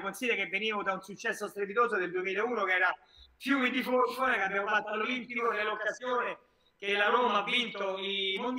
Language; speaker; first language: Italian; native; Italian